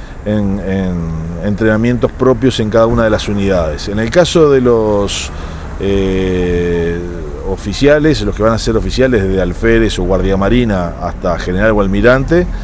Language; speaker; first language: Spanish; native; Spanish